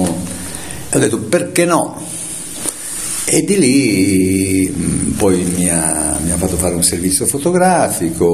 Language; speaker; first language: Italian; native; Italian